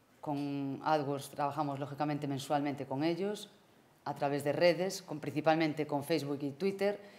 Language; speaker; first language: Spanish; native; Spanish